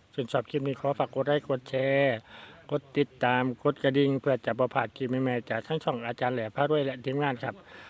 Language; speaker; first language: Thai; native; Thai